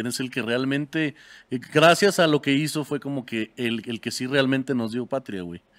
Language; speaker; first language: Spanish; native; Spanish